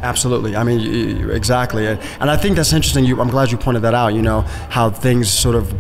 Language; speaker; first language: English; native; English